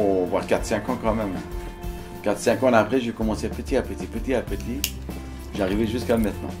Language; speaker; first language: French; non-native, learner; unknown